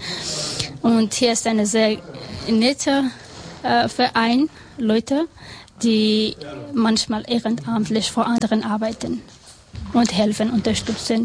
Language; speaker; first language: German; non-native, learner; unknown